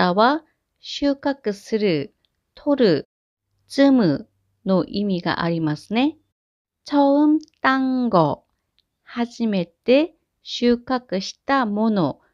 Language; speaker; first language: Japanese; non-native, fluent; Korean